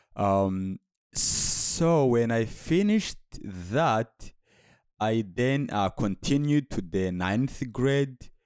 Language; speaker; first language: English; non-native, local second language; Kinyarwanda